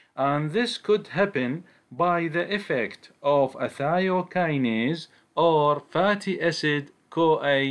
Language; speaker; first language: English; non-native, fluent; Arabic